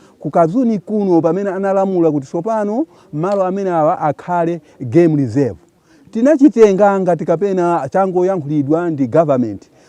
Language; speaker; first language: Nyanja; non-native, local second language; Tumbuka